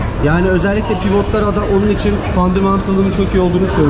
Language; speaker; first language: Turkish; native; Turkish